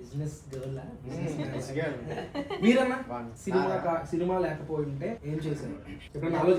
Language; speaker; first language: Telugu; native; Telugu